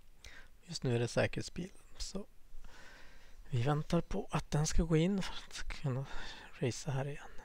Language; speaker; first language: Swedish; native; Swedish